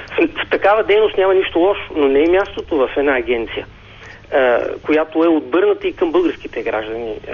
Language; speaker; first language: Bulgarian; native; Bulgarian